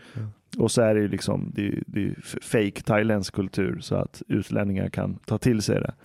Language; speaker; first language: Swedish; early bilingual, other home language; Persian